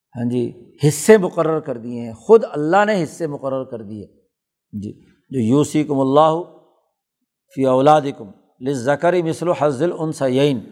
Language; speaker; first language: Urdu; non-native, local second language; Punjabi